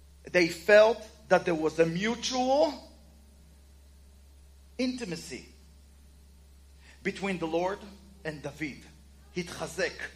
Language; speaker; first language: English; non-native, fluent; Hebrew